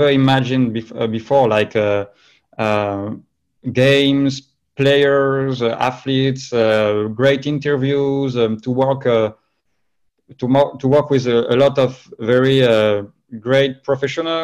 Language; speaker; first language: English; non-native, fluent; French